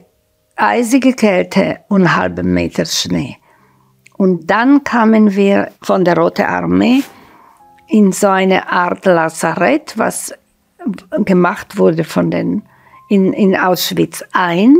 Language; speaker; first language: German; non-native, fluent; Slovak